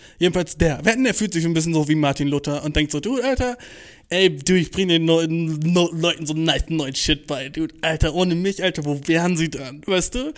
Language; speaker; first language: German; early bilingual, other home language; Turkish